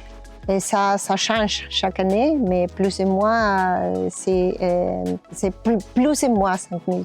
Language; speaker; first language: French; non-native, learner; Spanish